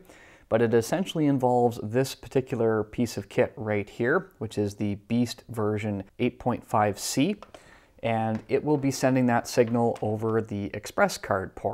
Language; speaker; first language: English; native; English